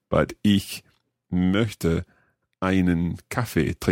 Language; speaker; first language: German; non-native, learner; English